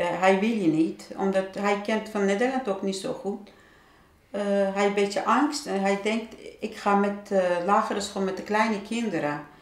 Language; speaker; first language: Dutch; non-native, learner; Turkish